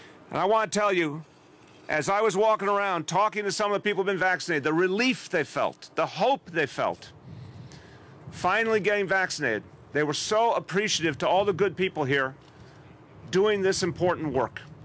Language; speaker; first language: English; native; English